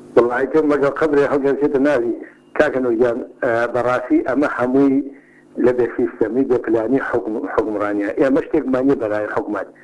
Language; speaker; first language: Central Kurdish; native; Central Kurdish